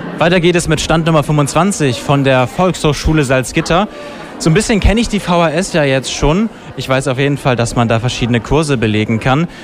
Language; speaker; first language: German; native; German